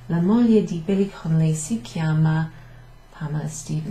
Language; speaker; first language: Italian; non-native, fluent; English